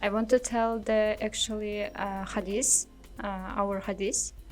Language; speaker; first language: English; non-native, learner; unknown